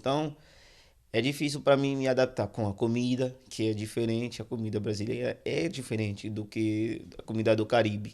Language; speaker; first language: Portuguese; non-native, fluent; Haitian Creole